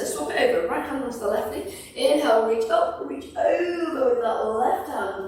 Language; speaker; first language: English; native; English